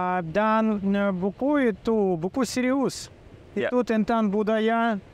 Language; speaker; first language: Indonesian; non-native, learner; Russian